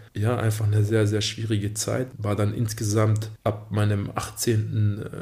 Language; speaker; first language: German; early bilingual, other home language; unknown